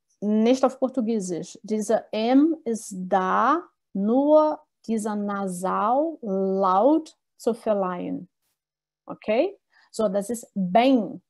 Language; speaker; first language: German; non-native, fluent; Portuguese